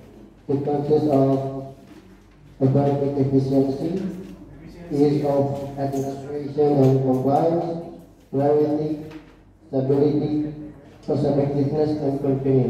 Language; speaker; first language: English; non-native, learner; Indonesian